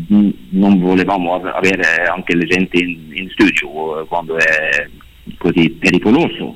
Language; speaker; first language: Italian; non-native, learner; Norwegian